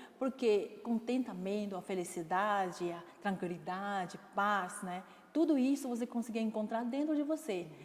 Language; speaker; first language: Portuguese; non-native, fluent; Chinese